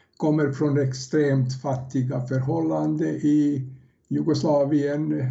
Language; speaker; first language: Swedish; non-native, fluent; Serbian